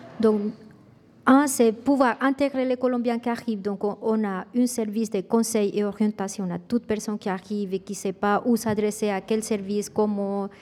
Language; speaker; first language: French; non-native, fluent; Spanish